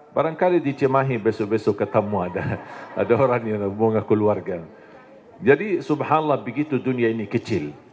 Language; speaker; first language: Indonesian; non-native, fluent; Arabic